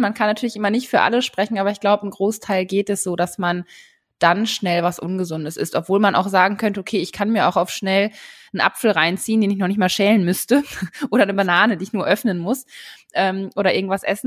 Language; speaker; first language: German; native; German